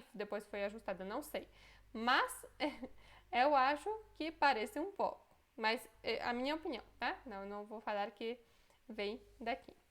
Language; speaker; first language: Portuguese; non-native, fluent; Polish